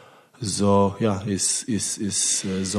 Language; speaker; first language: German; non-native, learner; Polish